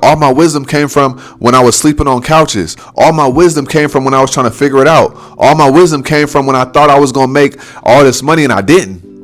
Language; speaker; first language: English; native; English